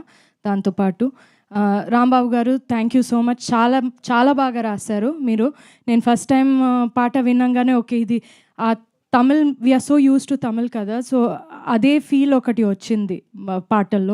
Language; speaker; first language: Telugu; non-native, fluent; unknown